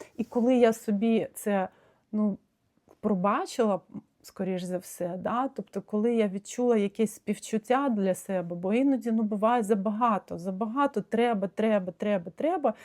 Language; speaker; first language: Ukrainian; non-native, local second language; Russian